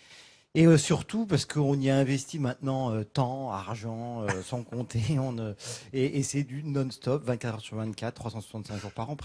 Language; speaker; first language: French; native; French